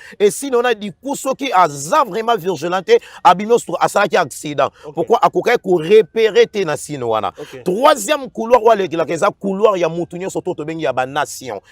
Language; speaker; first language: Lingala; native; Lingala